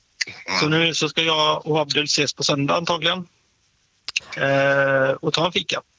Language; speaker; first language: Swedish; native; Swedish